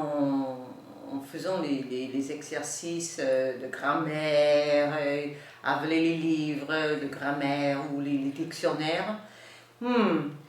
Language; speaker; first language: French; non-native, learner; English